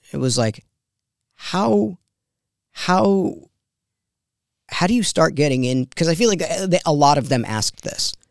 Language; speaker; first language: English; native; English